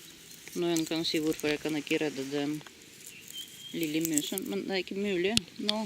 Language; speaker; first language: Norwegian; non-native, fluent; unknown